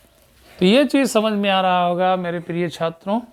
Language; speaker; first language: Hindi; native; Hindi